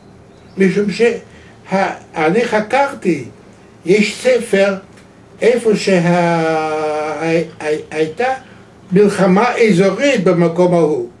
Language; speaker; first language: Hebrew; non-native, fluent; Yiddish